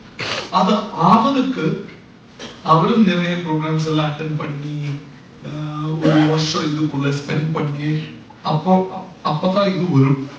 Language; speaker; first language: Tamil; non-native, local second language; Malayalam